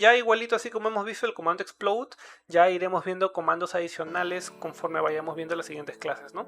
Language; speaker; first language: Spanish; native; Spanish